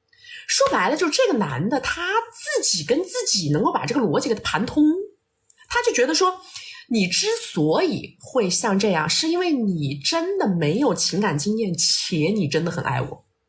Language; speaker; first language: Chinese; native; Chinese